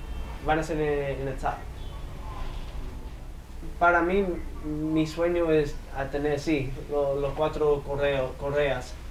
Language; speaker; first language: Spanish; early bilingual, heritage; English